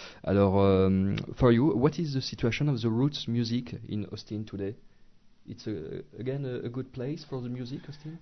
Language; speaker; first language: English; non-native, learner; French